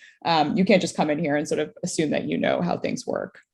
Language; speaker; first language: English; native; English